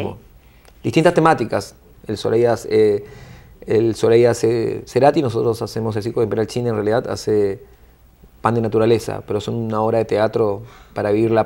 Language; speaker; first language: Spanish; native; Spanish